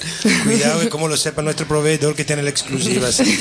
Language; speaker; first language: Spanish; non-native, fluent; Italian